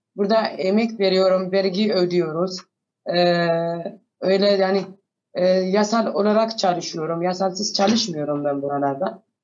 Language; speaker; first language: Turkish; non-native, learner; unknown